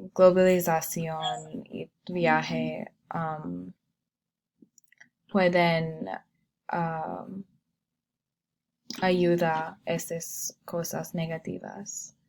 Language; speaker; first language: Spanish; non-native, learner; English